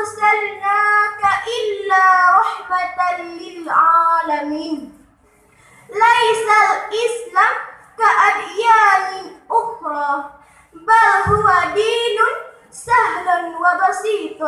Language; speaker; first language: Arabic; non-native, learner; Achinese